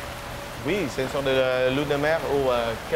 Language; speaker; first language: French; non-native, fluent; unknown